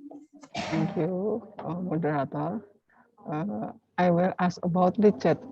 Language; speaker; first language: English; non-native, fluent; Indonesian